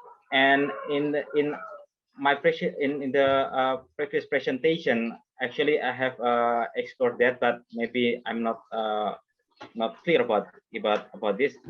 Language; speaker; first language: English; non-native, fluent; Indonesian